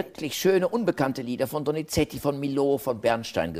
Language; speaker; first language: German; native; German